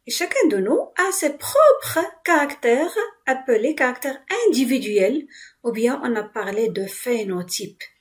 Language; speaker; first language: French; non-native, local second language; Arabic